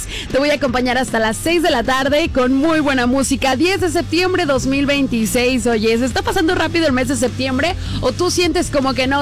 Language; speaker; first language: Spanish; native; Spanish